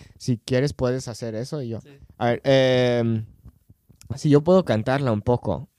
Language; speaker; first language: Spanish; non-native, fluent; English